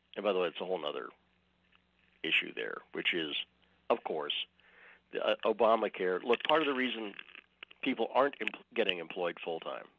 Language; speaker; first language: English; native; English